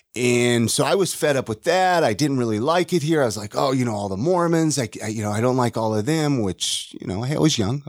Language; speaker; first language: English; native; English